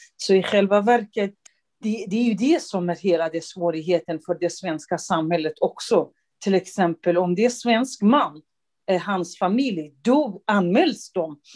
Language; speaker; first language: Swedish; non-native, fluent; Kurdish